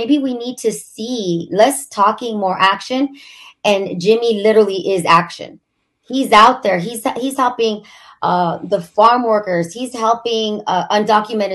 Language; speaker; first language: English; native; English